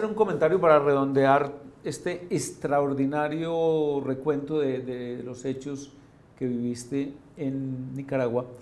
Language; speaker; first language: Spanish; native; Spanish